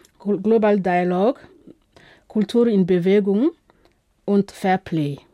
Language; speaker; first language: German; non-native, fluent; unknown